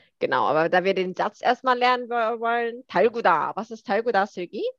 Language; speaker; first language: German; early bilingual, other home language; Korean